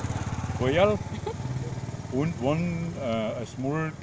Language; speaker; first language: English; non-native, learner; German